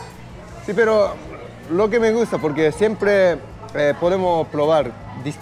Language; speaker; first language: Spanish; non-native, fluent; Japanese